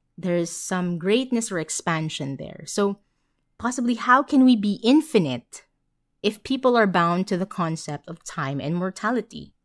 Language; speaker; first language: English; non-native, local second language; Filipino